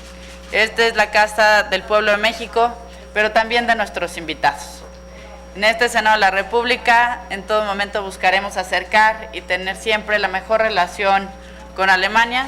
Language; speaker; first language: Spanish; native; Spanish